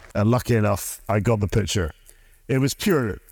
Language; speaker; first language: English; native; English